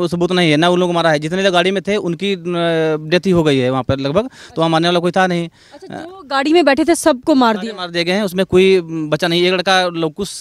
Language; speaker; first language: Hindi; native; Hindi